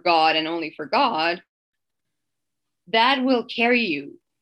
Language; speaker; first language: English; non-native, fluent; Persian